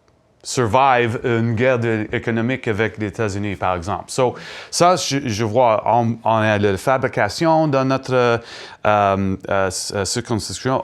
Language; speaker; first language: French; non-native, learner; English